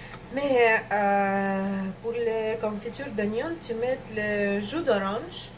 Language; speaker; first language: French; non-native, learner; Russian